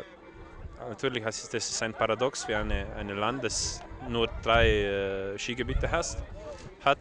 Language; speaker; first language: German; non-native, fluent; Croatian